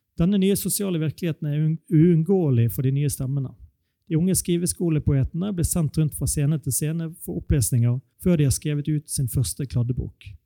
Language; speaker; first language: Norwegian; native; Norwegian